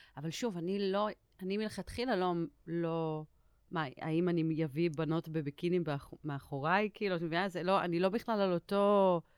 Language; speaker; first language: Hebrew; native; Hebrew